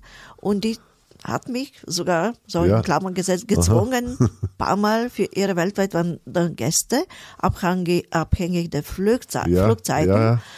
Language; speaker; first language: German; non-native, fluent; Bulgarian